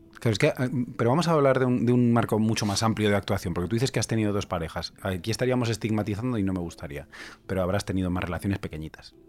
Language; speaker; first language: Spanish; native; Spanish